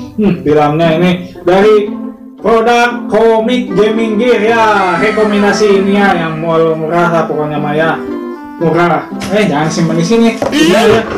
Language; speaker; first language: Indonesian; non-native, local second language; Sundanese